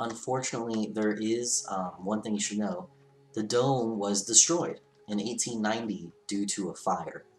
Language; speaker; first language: English; native; English